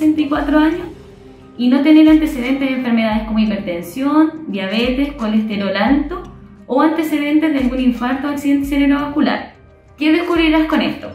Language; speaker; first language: Spanish; native; Spanish